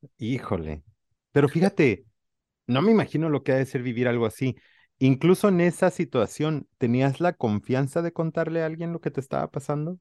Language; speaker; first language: Spanish; native; Spanish